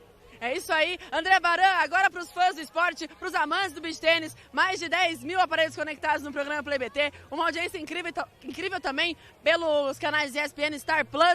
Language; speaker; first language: Portuguese; native; Portuguese